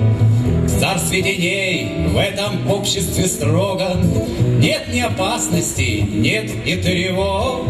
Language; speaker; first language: Russian; native; Russian